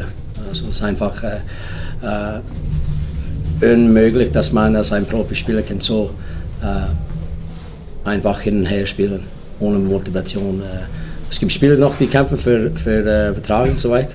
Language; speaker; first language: German; non-native, learner; English